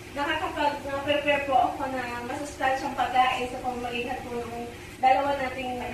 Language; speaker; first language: Filipino; native; Filipino